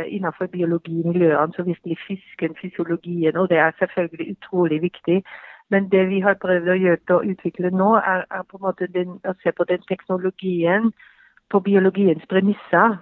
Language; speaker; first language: Norwegian; non-native, fluent; Dutch